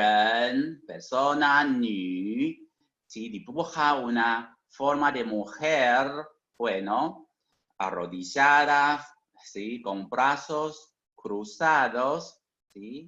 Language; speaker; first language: Spanish; non-native, fluent; Chinese